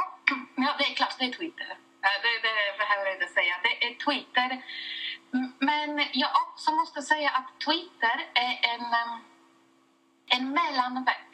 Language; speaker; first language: Swedish; non-native, fluent; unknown